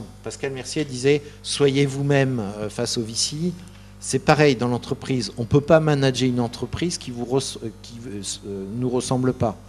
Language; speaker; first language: French; native; French